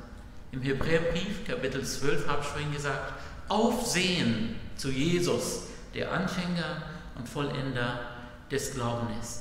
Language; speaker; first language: German; non-native, fluent; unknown